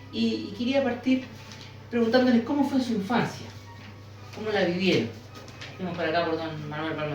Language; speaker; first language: Spanish; native; Spanish